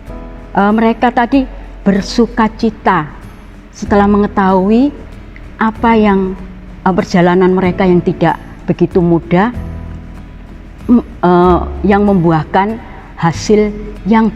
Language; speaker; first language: Indonesian; native; Indonesian